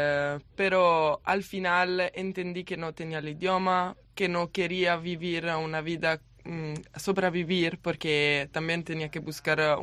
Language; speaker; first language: Spanish; non-native, learner; Italian